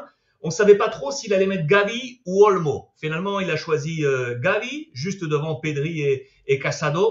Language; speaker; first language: French; native; French